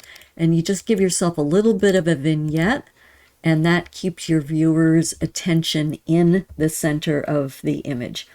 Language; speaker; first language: English; native; English